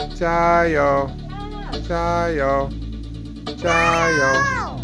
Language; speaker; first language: Chinese; non-native, learner; English